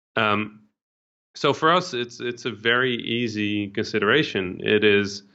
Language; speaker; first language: English; non-native, fluent; Dutch